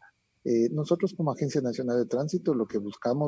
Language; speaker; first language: Spanish; native; Spanish